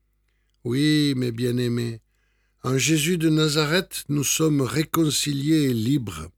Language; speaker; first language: French; native; French